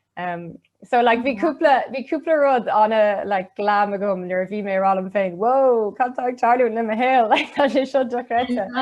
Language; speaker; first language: Irish; non-native, local second language; English